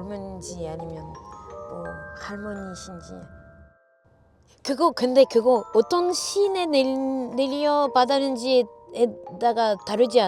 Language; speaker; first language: Korean; non-native, fluent; French